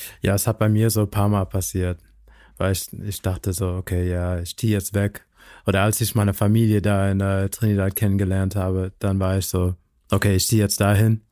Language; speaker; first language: German; non-native, fluent; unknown